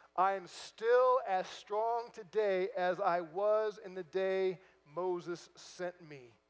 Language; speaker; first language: English; native; English